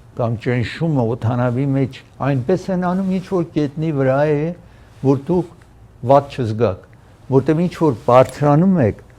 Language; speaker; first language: Armenian; early bilingual, heritage; Armenian